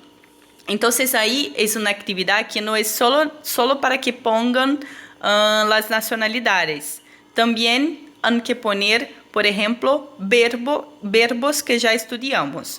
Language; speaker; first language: Spanish; non-native, fluent; Portuguese